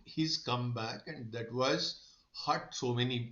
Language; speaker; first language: English; non-native, local second language; Telugu